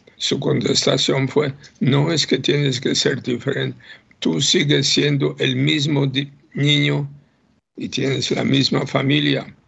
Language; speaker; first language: Spanish; non-native, fluent; Polish